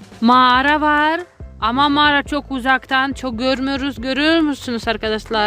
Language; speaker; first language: Turkish; non-native, learner; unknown